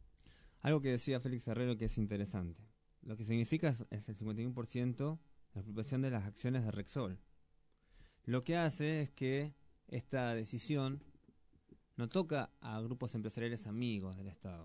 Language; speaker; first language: Spanish; native; Spanish